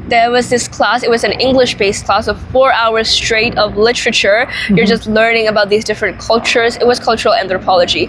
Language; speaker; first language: English; non-native, fluent; Burmese